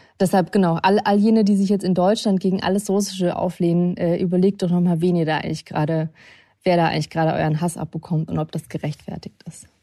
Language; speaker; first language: German; early bilingual, other home language; Russian